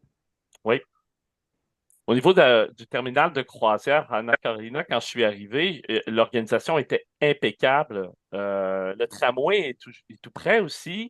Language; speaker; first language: French; native; French